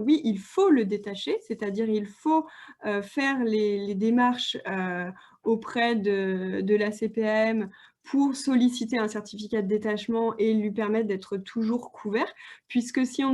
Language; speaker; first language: French; native; French